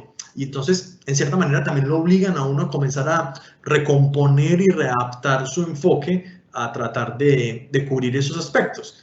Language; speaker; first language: Spanish; native; Spanish